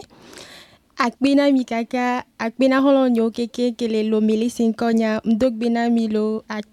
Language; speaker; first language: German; non-native, learner; Ewe